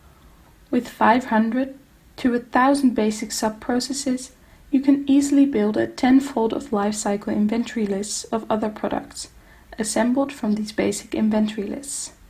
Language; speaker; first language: English; non-native, fluent; Dutch